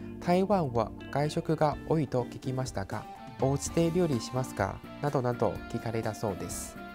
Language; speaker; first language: Japanese; non-native, fluent; Chinese